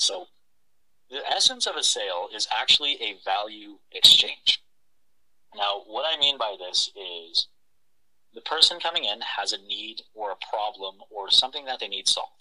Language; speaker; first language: English; native; English